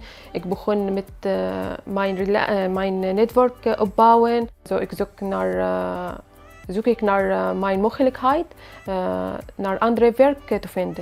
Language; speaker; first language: Dutch; non-native, learner; Arabic